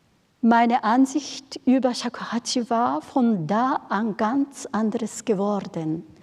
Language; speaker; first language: German; non-native, fluent; Japanese